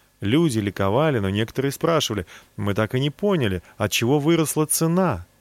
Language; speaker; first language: Russian; native; Russian